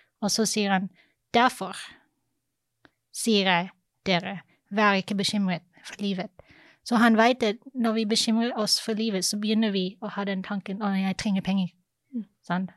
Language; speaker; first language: Norwegian; non-native, fluent; English